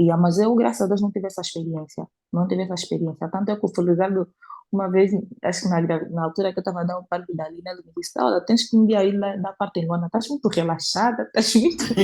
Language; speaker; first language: Portuguese; native; Portuguese